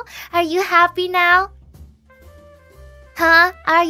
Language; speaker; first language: English; native; English